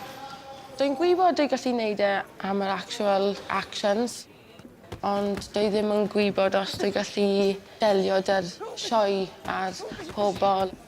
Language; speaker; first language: Welsh; non-native, local second language; English